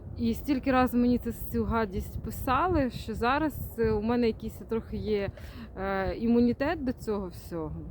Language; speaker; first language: Ukrainian; native; Ukrainian